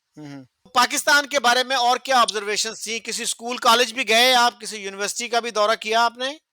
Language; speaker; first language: Urdu; native; Urdu